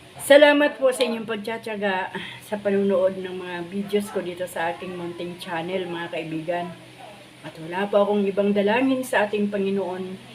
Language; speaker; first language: Filipino; native; Filipino